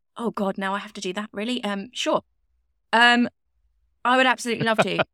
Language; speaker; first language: English; native; English